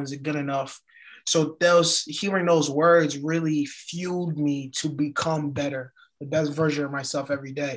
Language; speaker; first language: English; early bilingual, other home language; Haitian Creole